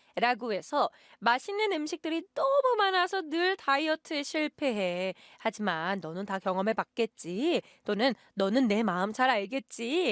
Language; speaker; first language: Korean; native; Korean